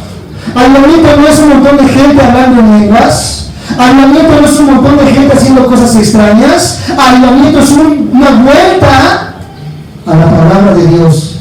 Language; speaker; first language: Spanish; native; Spanish